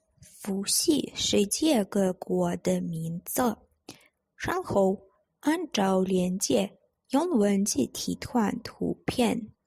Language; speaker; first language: Chinese; non-native, fluent; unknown